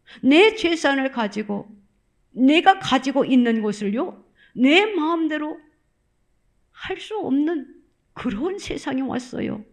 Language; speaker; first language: Korean; native; Korean